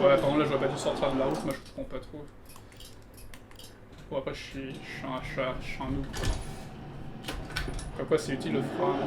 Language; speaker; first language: French; native; French